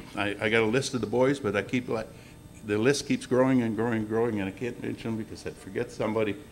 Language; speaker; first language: English; native; English